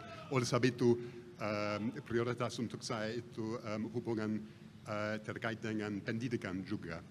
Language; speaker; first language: Indonesian; non-native, fluent; English